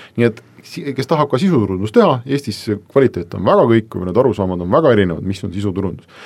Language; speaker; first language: Estonian; native; Estonian